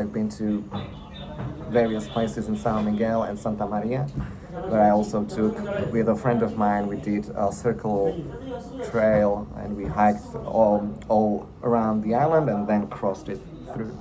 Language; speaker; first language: English; non-native, fluent; Slovak